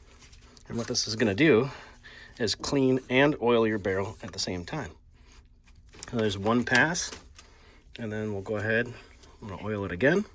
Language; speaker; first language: English; native; English